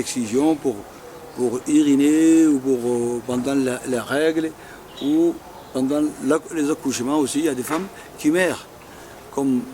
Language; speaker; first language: French; non-native, local second language; Afar